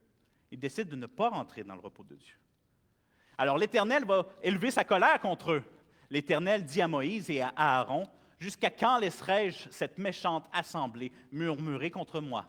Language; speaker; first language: French; native; French